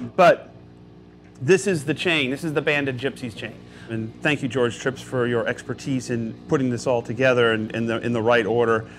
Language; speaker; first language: English; native; English